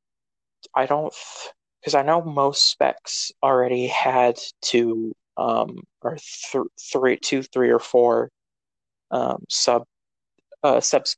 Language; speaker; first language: English; native; English